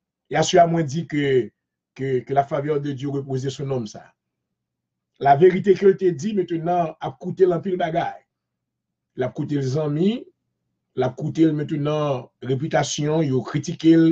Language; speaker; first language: French; native; French